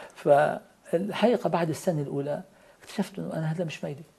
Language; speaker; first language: Arabic; native; Arabic